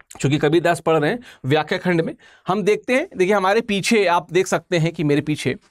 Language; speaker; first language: Hindi; native; Hindi